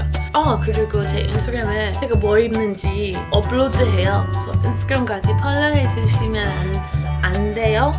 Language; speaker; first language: Korean; non-native, fluent; English